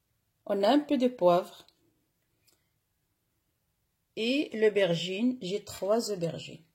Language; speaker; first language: French; non-native, local second language; Arabic